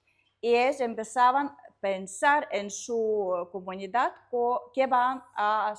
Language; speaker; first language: Spanish; non-native, learner; Russian